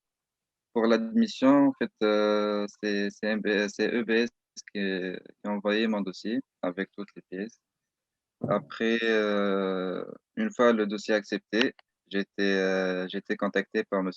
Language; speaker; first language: French; non-native, local second language; Arabic